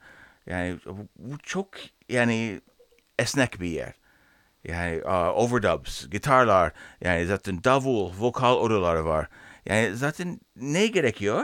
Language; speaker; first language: Turkish; non-native, learner; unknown